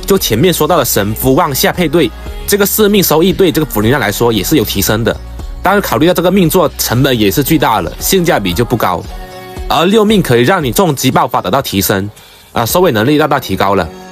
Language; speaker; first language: Chinese; native; Chinese